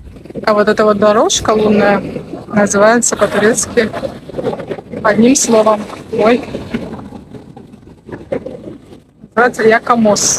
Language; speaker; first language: Russian; native; Russian